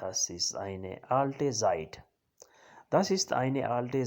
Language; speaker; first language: German; non-native, learner; Urdu